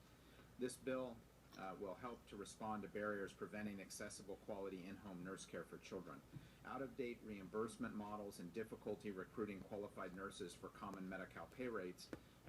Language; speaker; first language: English; native; English